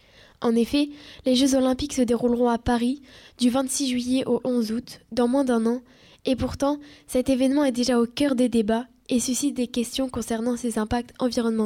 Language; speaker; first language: French; native; French